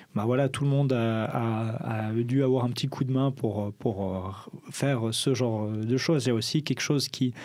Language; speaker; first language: French; native; French